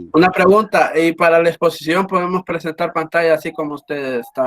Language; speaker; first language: Spanish; native; Spanish